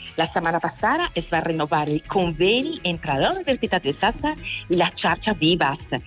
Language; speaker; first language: Catalan; non-native, local second language; Italian